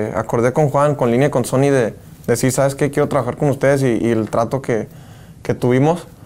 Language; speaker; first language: Spanish; early bilingual, heritage; Spanish